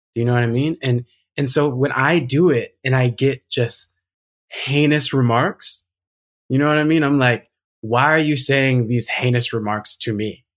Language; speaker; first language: English; native; English